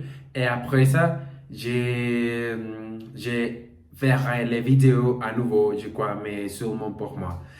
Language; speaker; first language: French; non-native, learner; Portuguese